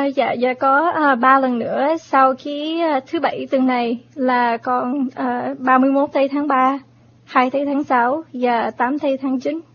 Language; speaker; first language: Vietnamese; early bilingual, heritage; Vietnamese